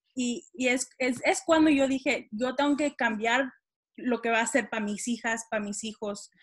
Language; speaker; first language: Spanish; early bilingual, heritage; Spanish